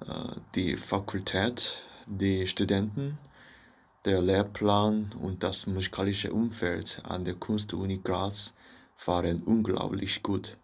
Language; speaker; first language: German; non-native, fluent; Korean